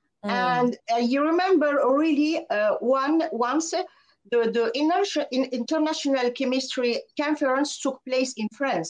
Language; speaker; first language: English; non-native, fluent; French